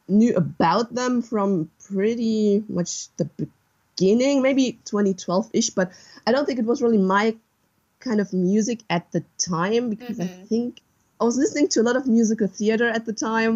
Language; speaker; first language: English; non-native, fluent; German